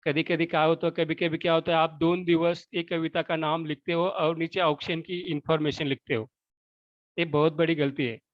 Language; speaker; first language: Hindi; non-native, local second language; Marathi